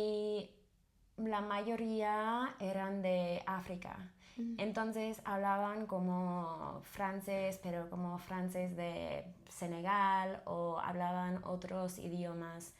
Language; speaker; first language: Spanish; non-native, fluent; English